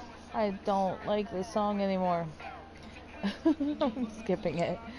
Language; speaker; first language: English; native; English